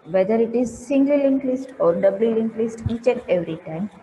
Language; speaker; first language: English; non-native, local second language; Gujarati